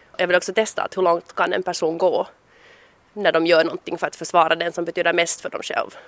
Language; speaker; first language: Swedish; native; Swedish